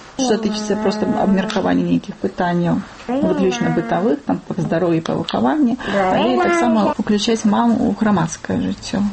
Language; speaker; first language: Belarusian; native; Belarusian